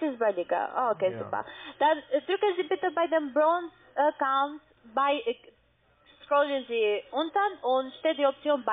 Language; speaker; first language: German; non-native, learner; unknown